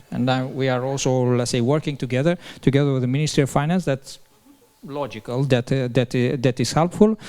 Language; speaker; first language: English; non-native, fluent; Romanian